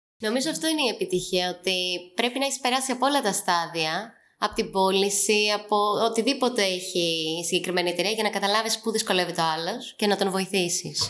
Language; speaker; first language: Greek; native; Greek